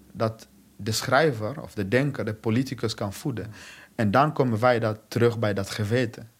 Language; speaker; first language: Dutch; non-native, fluent; Swahili